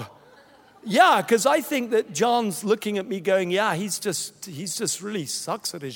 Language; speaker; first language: English; native; English